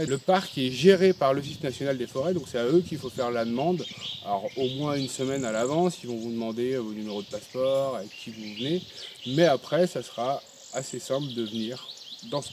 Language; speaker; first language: French; native; French